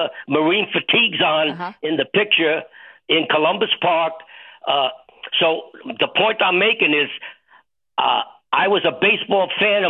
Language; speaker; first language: English; native; English